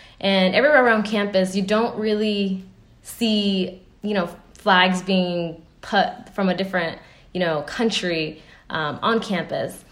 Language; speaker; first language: English; early bilingual, other home language; Spanish